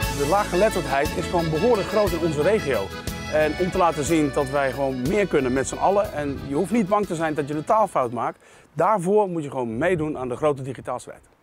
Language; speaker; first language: Dutch; native; Dutch